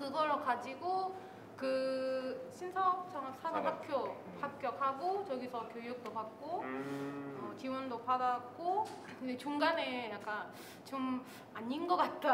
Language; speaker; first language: Korean; non-native, fluent; Indonesian